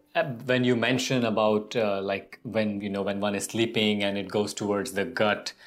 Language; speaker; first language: English; non-native, local second language; Gujarati